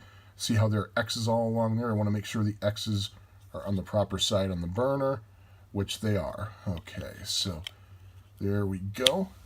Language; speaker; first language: English; native; English